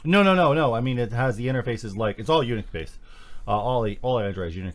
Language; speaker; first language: English; native; English